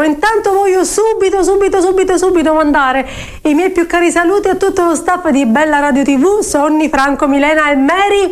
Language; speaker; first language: Italian; native; Italian